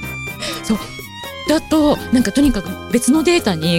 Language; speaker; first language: Japanese; native; Japanese